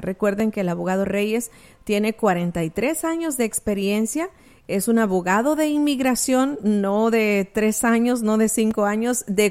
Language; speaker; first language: Spanish; native; Spanish